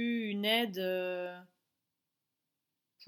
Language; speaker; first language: French; native; French